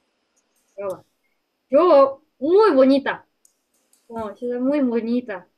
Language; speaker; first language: Spanish; non-native, learner; Japanese